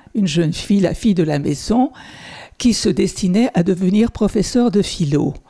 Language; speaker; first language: French; native; French